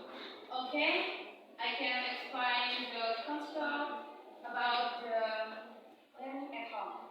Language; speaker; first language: English; non-native, learner; Indonesian